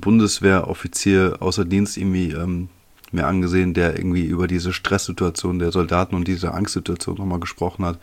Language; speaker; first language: German; native; German